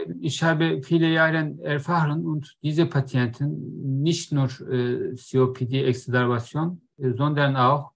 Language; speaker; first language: German; non-native, learner; Turkish